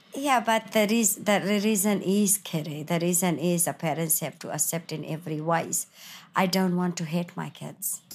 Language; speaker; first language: English; non-native, fluent; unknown